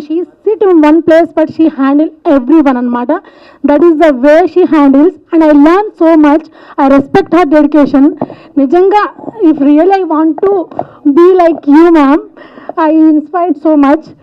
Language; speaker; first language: Telugu; native; Telugu